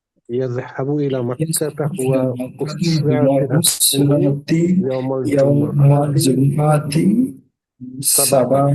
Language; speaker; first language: Arabic; non-native, learner; Bangla